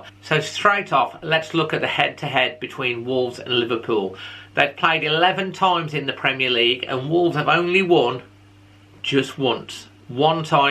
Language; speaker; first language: English; native; English